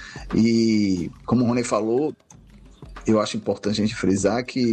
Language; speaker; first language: Portuguese; native; Portuguese